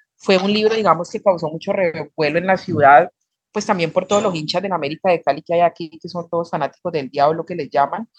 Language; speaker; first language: Spanish; native; Spanish